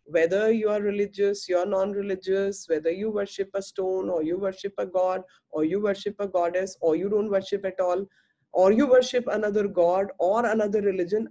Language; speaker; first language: English; non-native, local second language; Hindi